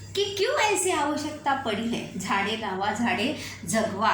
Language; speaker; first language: Hindi; non-native, local second language; Marathi